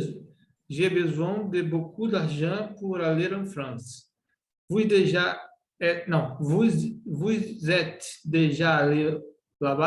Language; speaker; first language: French; non-native, learner; Portuguese